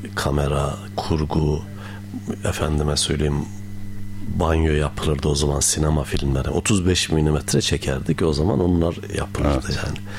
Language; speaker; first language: Turkish; native; Turkish